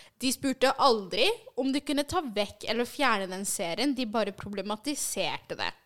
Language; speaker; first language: Norwegian; early bilingual, other home language; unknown